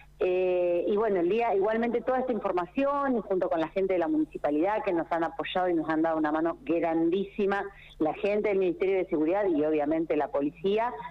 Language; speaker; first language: Spanish; native; Spanish